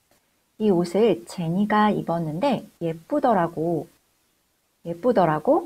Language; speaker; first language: Korean; non-native, fluent; Chinese